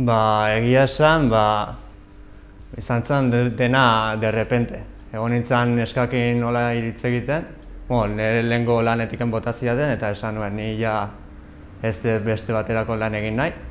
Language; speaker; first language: Basque; non-native, local second language; Spanish